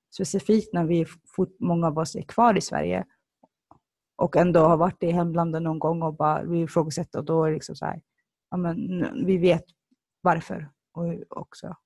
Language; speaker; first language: Swedish; early bilingual, other home language; Somali